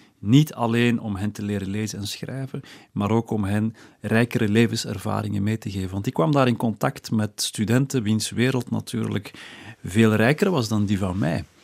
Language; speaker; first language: Dutch; early bilingual, other home language; Berber languages